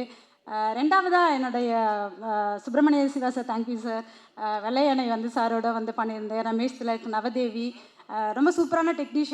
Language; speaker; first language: Tamil; native; Tamil